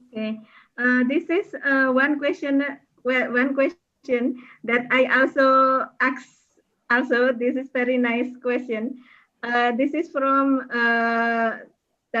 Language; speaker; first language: English; non-native, learner; Indonesian